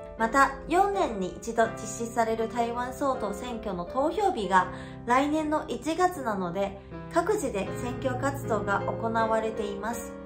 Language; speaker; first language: Japanese; non-native, fluent; Chinese